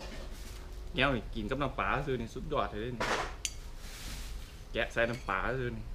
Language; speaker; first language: Thai; non-native, local second language; Northeastern Thai